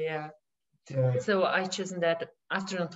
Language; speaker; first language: English; non-native, learner; Mongolian